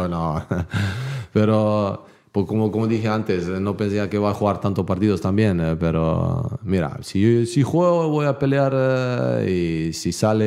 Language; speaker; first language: Spanish; non-native, learner; Bosnian